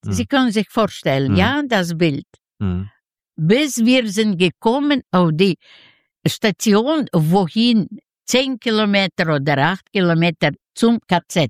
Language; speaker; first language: German; non-native, learner; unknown